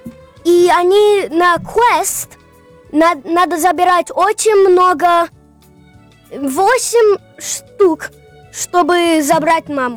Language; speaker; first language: Russian; early bilingual, heritage; Russian